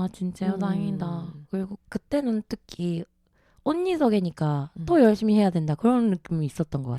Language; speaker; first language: Korean; early bilingual, heritage; Japanese